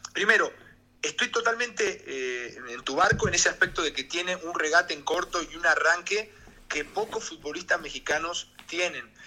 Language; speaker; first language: Spanish; native; Spanish